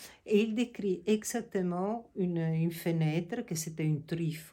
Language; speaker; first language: French; non-native, fluent; Italian